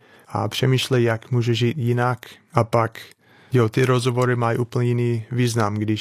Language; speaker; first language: Czech; non-native, fluent; English